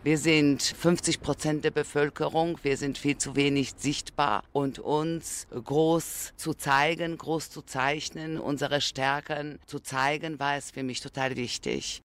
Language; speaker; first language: German; non-native, fluent; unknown